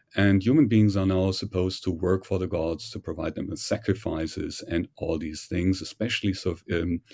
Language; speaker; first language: English; non-native, fluent; German